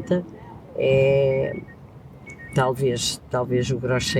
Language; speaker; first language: Portuguese; native; Portuguese